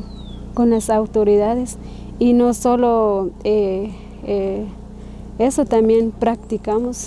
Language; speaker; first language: Spanish; non-native, local second language; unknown